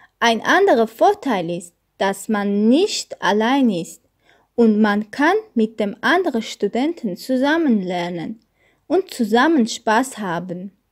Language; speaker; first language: German; non-native, learner; Armenian